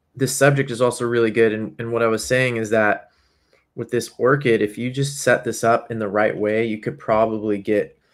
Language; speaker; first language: English; native; English